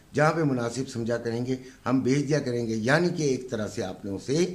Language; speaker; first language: Urdu; native; Urdu